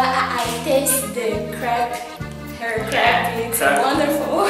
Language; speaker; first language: English; non-native, learner; Portuguese